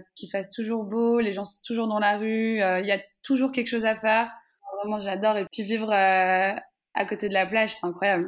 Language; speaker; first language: French; native; French